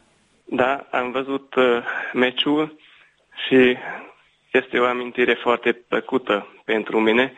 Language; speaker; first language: Romanian; early bilingual, heritage; Romanian